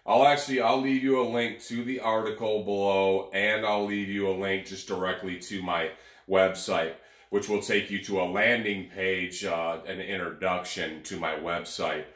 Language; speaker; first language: English; native; English